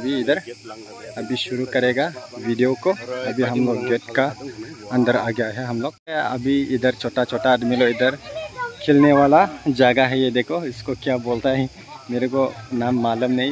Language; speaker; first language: Hindi; non-native, local second language; Bodo